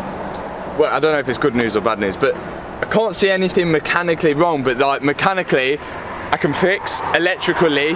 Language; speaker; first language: English; native; English